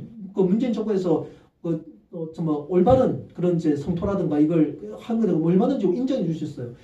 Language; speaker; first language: Korean; native; Korean